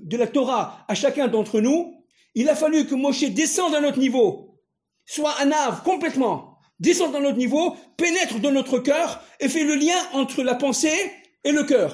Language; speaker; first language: French; native; French